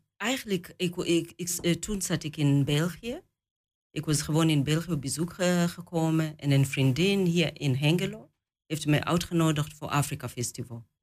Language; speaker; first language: Dutch; non-native, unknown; Swahili